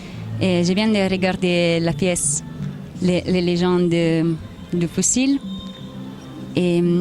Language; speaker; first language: French; non-native, fluent; Italian